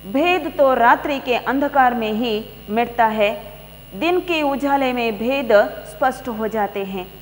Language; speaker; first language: Hindi; non-native, local second language; Kannada